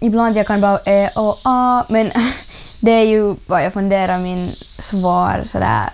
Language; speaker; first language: Swedish; non-native, fluent; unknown